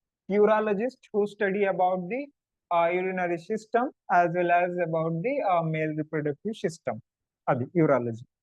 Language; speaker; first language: English; non-native, local second language; Telugu